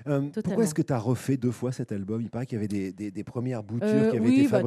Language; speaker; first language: French; native; French